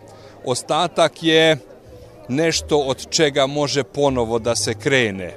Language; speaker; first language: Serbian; non-native, local second language; Hungarian